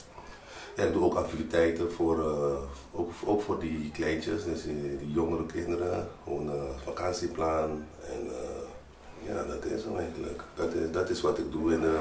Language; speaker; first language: Dutch; non-native, fluent; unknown